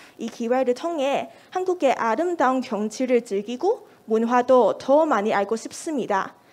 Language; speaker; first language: Korean; non-native, fluent; Cantonese